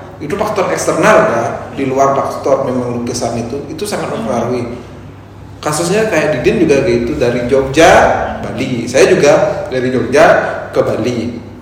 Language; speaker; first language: Indonesian; non-native, local second language; Balinese